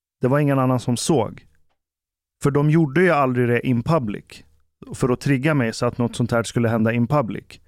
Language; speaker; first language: Swedish; early bilingual, other home language; Persian